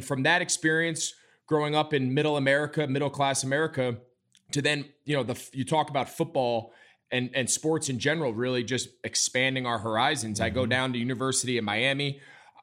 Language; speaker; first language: English; native; English